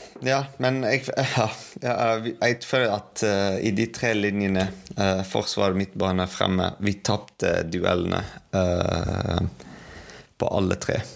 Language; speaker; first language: Norwegian; non-native, fluent; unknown